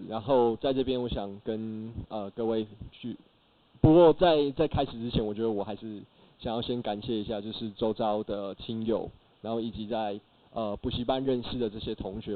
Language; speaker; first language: Chinese; native; Chinese